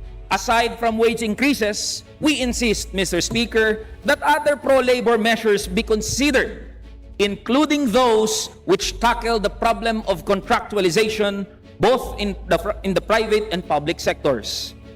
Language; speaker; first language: English; non-native, local second language; Filipino